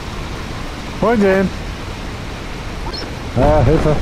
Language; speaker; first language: German; native; German